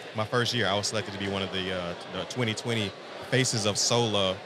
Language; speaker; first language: English; native; English